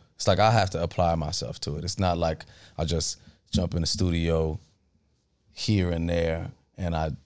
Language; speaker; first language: English; early bilingual, other home language; Akan